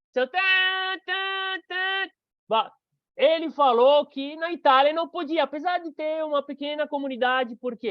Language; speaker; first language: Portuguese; non-native, fluent; Arabic